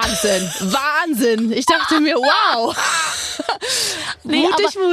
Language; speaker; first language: German; native; German